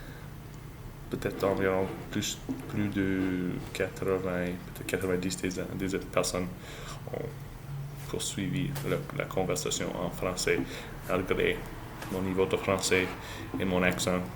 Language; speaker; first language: French; non-native, learner; English